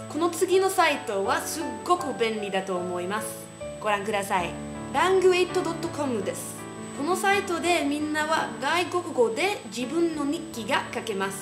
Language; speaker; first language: Japanese; non-native, fluent; English